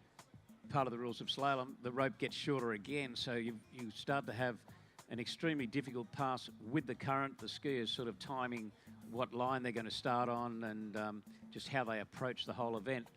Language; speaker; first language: English; native; English